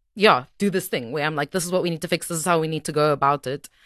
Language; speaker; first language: English; native; English